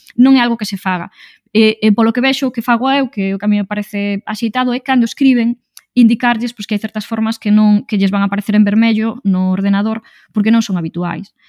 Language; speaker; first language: Galician; native; Galician